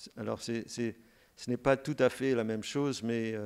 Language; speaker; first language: French; non-native, fluent; English